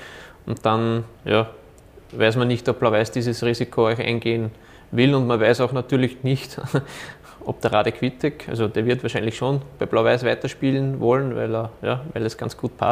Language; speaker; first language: German; native; German